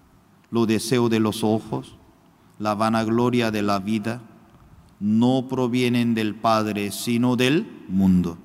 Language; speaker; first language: Spanish; non-native, fluent; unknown